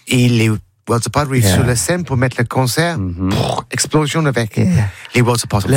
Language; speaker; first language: French; non-native, learner; English